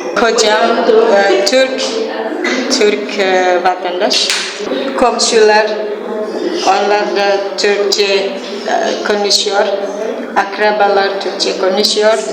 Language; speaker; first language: Turkish; non-native, learner; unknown